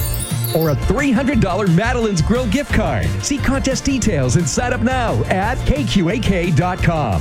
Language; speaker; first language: English; native; English